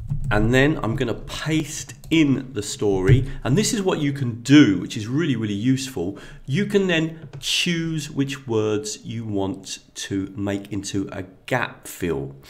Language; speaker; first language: English; native; English